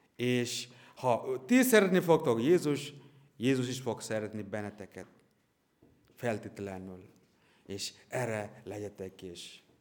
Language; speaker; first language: Hungarian; non-native, learner; Bangla